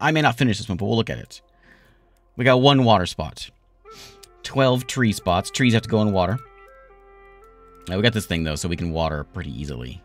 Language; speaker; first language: English; native; English